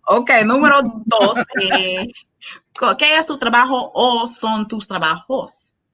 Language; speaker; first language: Spanish; non-native, learner; English